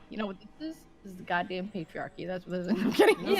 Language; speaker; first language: English; native; English